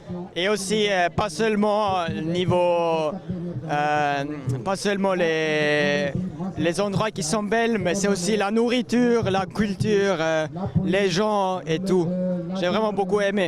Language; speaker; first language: French; non-native, local second language; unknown